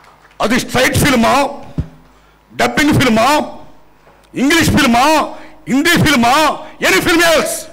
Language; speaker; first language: Telugu; native; Telugu